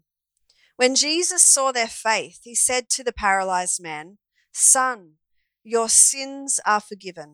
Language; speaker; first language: English; native; English